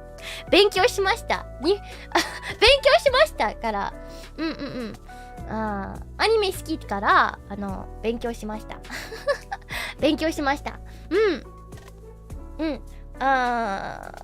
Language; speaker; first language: Japanese; non-native, learner; English